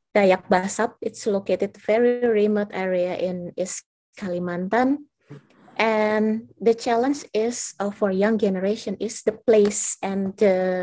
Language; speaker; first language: English; non-native, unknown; Indonesian